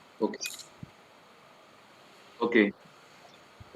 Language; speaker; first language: English; non-native, learner; French